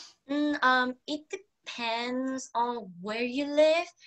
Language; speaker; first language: English; non-native, fluent; Korean